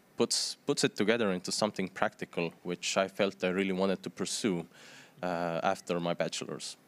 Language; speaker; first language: English; non-native, fluent; Estonian